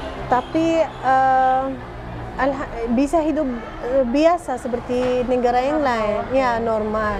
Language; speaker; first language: Indonesian; non-native, fluent; Arabic